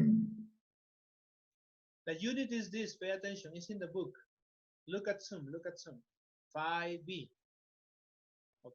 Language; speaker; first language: English; non-native, fluent; Spanish